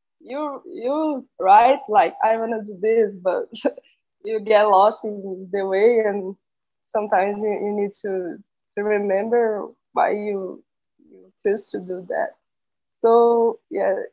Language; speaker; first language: English; non-native, learner; Portuguese